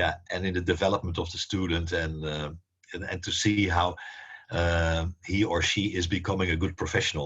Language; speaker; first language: English; non-native, fluent; Dutch